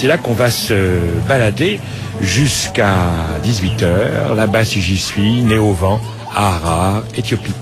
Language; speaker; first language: French; native; French